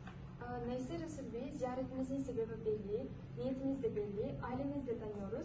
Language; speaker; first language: Turkish; non-native, learner; Kazakh